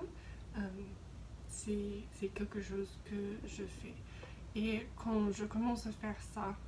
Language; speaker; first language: French; non-native, fluent; English